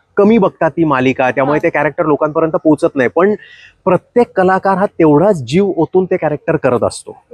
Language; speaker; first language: Marathi; native; Marathi